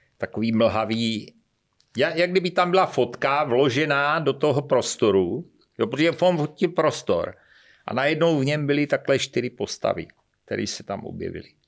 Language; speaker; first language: Czech; native; Czech